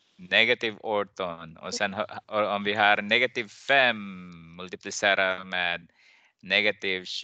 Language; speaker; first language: Swedish; non-native, fluent; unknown